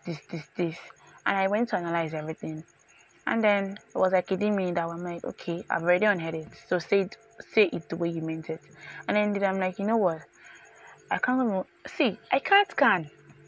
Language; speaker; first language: English; non-native, local second language; Yoruba